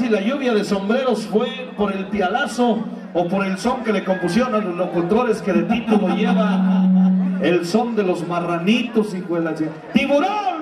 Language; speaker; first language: Spanish; native; Spanish